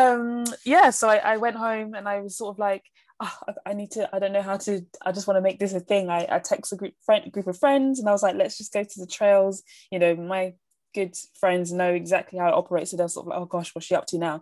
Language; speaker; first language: English; native; English